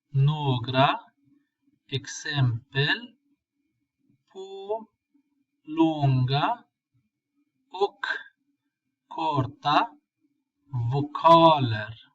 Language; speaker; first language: Swedish; non-native, fluent; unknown